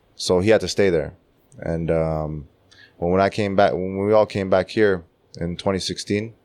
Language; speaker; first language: English; early bilingual, other home language; Czech